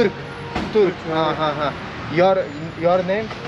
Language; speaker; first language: English; non-native, local second language; Hindi